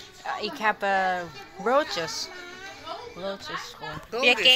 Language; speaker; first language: Dutch; non-native, learner; Thai